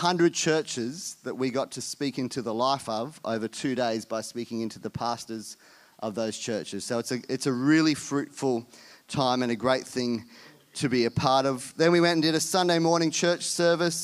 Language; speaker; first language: English; native; English